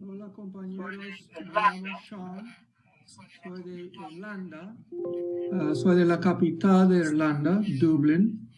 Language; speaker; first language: Spanish; early bilingual, heritage; Spanish